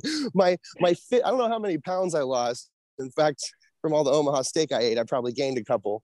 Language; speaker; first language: English; native; English